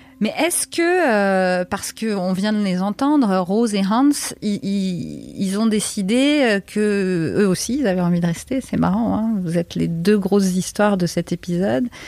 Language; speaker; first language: French; native; French